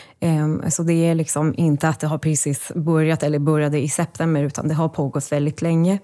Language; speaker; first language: Swedish; non-native, fluent; Persian